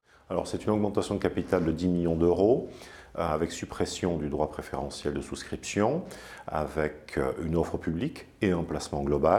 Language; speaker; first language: French; native; French